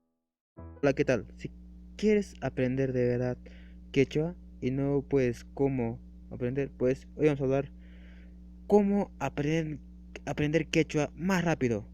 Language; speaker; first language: Spanish; non-native, local second language; Quechua